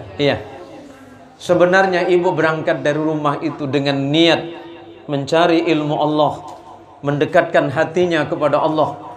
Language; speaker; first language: Indonesian; non-native, local second language; Madurese